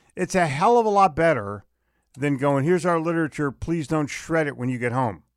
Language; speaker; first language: English; native; English